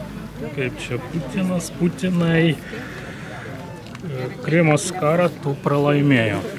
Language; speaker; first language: Lithuanian; non-native, fluent; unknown